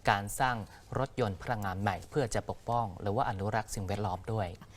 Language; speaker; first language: Thai; non-native, fluent; Chinese